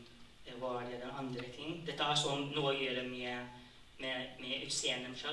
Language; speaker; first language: Norwegian; non-native, fluent; Tigrinya